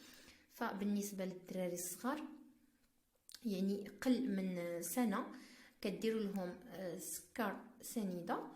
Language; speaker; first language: Arabic; native; Arabic